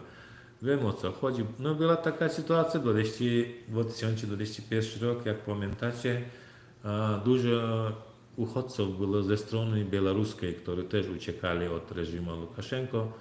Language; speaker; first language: Polish; non-native, learner; Turkmen